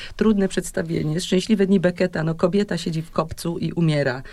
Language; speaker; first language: Polish; native; Polish